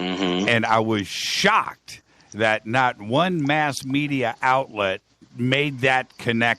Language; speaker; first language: English; native; English